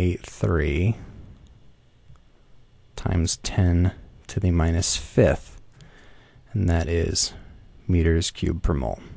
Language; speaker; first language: English; native; English